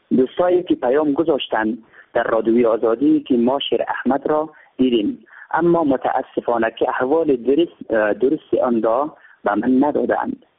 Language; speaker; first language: Persian; native; Persian